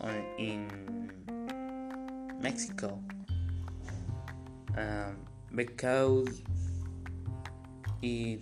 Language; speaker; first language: English; non-native, learner; Spanish